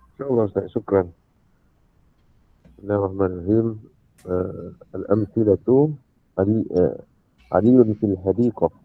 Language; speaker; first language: Arabic; non-native, learner; Malay